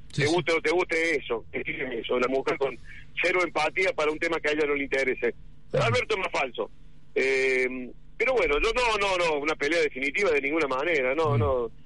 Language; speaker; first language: Spanish; native; Spanish